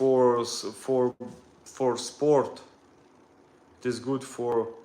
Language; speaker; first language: English; non-native, learner; Russian